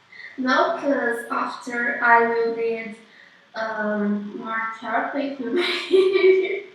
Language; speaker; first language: English; non-native, learner; Portuguese